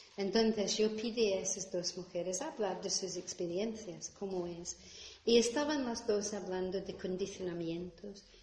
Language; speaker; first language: Spanish; non-native, fluent; English